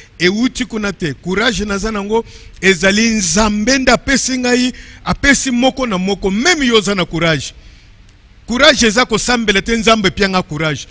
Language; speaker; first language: Lingala; native; Lingala